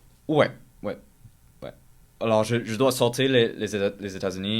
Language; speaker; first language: French; non-native, learner; English